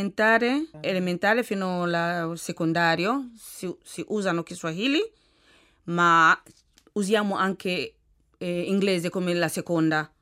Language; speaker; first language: Italian; non-native, fluent; Swahili